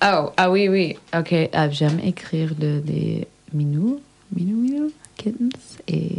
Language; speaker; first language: French; non-native, learner; English